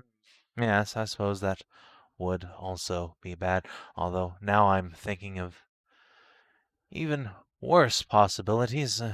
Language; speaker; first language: English; native; English